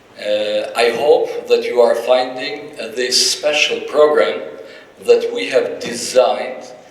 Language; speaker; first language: English; non-native, fluent; Albanian